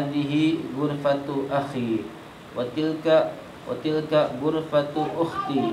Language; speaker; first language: Arabic; non-native, learner; Indonesian